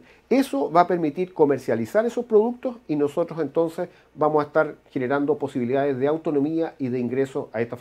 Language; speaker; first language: Spanish; native; Spanish